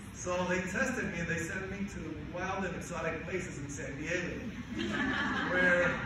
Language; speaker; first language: English; non-native, fluent; Spanish